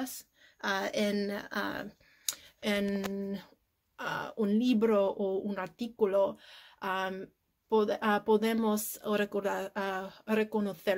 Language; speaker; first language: Spanish; non-native, learner; English